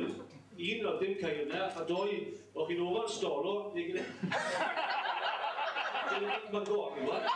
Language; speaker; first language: Welsh; native; Welsh